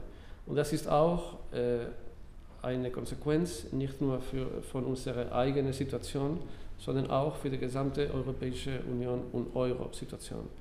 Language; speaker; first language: German; non-native, fluent; Spanish